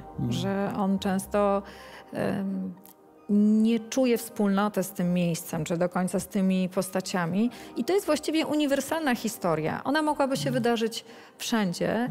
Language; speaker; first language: Polish; native; Polish